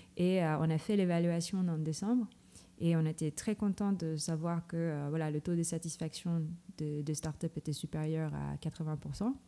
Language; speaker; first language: French; non-native, fluent; Filipino